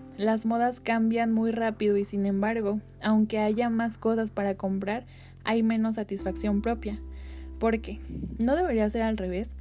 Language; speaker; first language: Spanish; native; Spanish